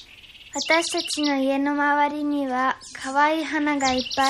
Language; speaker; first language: Japanese; early bilingual, heritage; Japanese